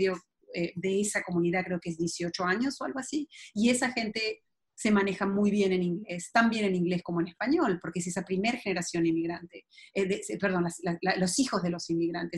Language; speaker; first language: English; non-native, fluent; Spanish